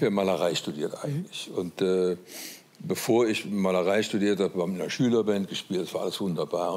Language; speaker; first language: German; native; German